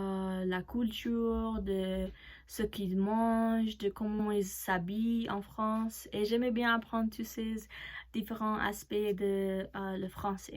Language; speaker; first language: French; non-native, learner; Spanish